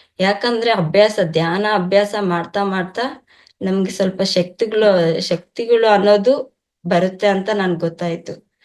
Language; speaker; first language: Kannada; non-native, local second language; Telugu